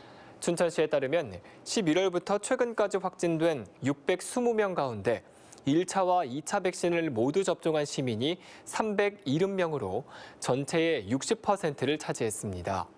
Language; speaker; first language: Korean; native; Korean